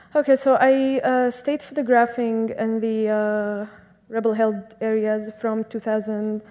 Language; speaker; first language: English; non-native, fluent; Arabic